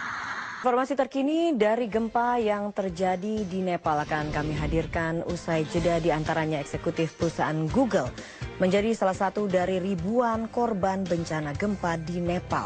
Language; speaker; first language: Indonesian; native; Indonesian